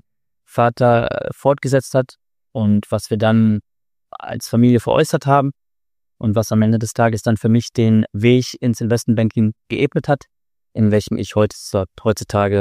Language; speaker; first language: German; native; German